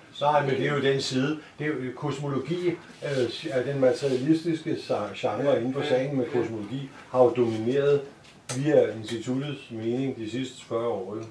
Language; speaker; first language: Danish; native; Danish